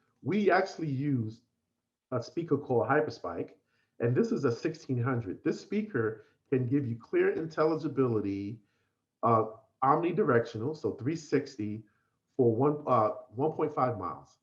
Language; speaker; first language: English; native; English